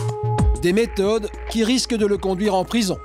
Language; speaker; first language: French; native; French